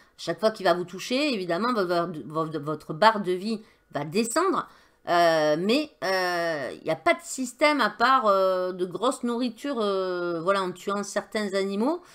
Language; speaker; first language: French; native; French